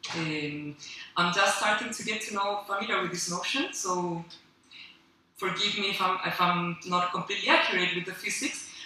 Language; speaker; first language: English; non-native, fluent; Spanish